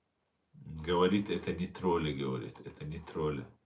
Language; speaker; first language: Russian; non-native, local second language; Chechen